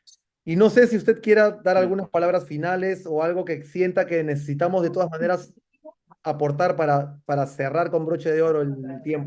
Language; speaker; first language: Spanish; native; Spanish